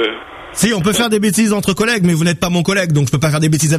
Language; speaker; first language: French; native; French